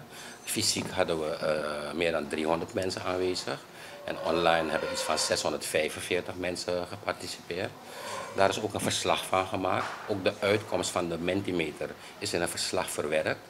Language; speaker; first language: Dutch; native; Dutch